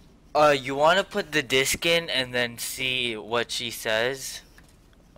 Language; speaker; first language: English; native; English